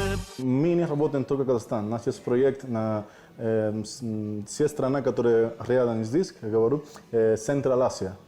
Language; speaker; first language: Russian; non-native, learner; Spanish